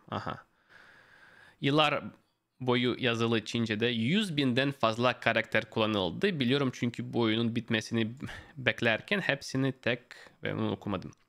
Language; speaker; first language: Turkish; non-native, fluent; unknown